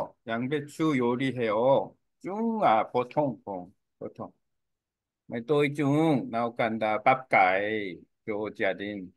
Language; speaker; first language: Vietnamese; non-native, learner; Korean